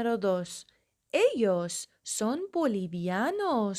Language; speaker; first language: Spanish; non-native, fluent; Persian